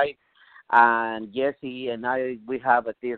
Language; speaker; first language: English; non-native, learner; Spanish